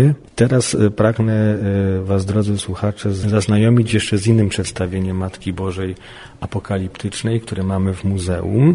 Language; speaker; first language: Polish; native; Polish